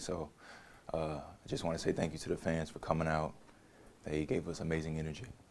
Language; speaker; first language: English; native; English